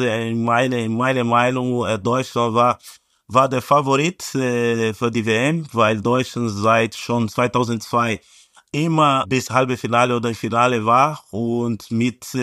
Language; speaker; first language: German; non-native, fluent; Portuguese